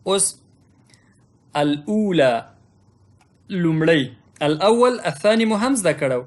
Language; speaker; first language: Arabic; non-native, fluent; Pashto